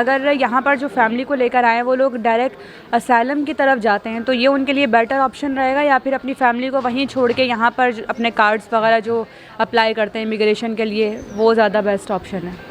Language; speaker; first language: Urdu; native; Urdu